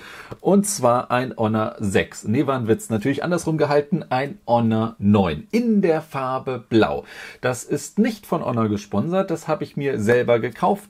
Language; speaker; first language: German; native; German